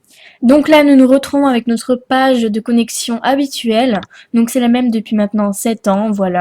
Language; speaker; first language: French; native; French